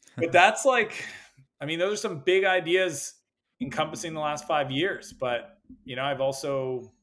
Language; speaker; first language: English; native; English